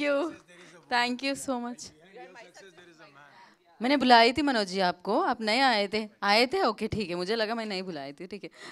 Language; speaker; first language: Telugu; native; Telugu